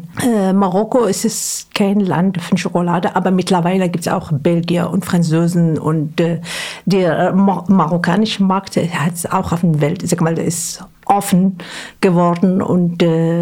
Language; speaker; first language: German; non-native, fluent; Arabic